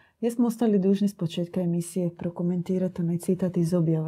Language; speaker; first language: Croatian; native; Croatian